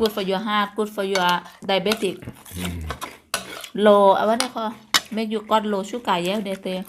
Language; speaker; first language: English; non-native, learner; Thai